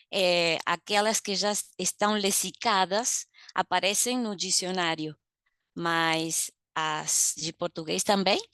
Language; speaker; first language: Portuguese; non-native, fluent; Spanish